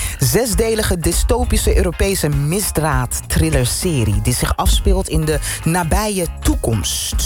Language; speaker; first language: Dutch; native; Dutch